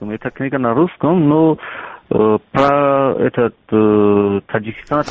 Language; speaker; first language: Russian; non-native, learner; Tajik